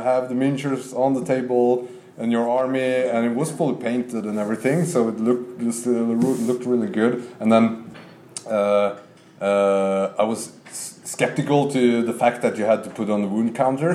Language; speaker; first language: English; non-native, fluent; Norwegian